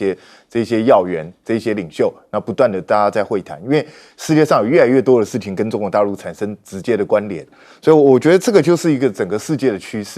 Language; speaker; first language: Chinese; native; Chinese